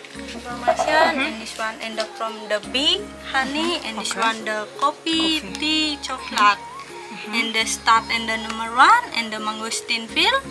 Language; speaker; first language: English; non-native, learner; Indonesian